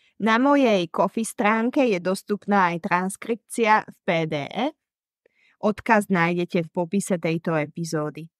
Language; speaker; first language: Slovak; native; Slovak